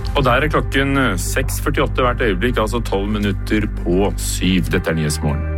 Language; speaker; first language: Norwegian; native; Norwegian